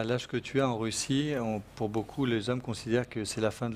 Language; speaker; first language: French; native; French